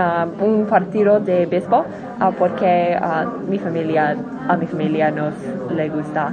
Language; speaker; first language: Spanish; non-native, learner; English